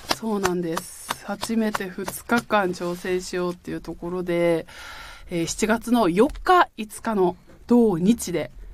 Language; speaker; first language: Japanese; native; Japanese